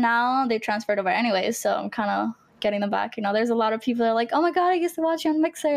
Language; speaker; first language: English; non-native, fluent; Greek